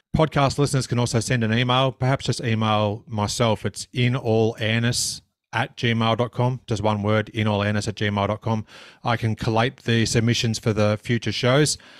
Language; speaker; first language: English; native; English